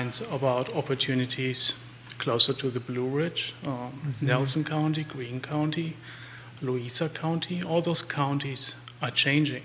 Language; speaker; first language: English; non-native, fluent; German